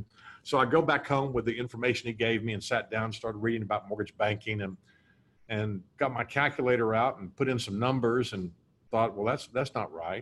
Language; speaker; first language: English; native; English